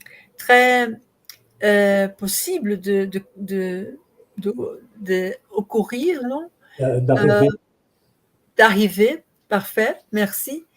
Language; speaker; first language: French; non-native, learner; Portuguese